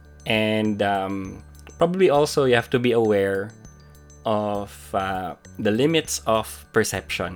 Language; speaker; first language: English; non-native, local second language; Filipino